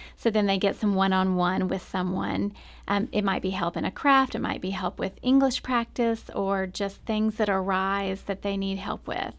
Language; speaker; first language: English; native; English